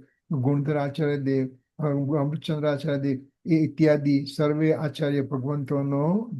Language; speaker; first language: Hindi; non-native, local second language; Gujarati